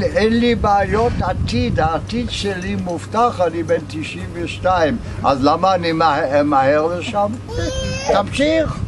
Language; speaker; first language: Hebrew; non-native, fluent; German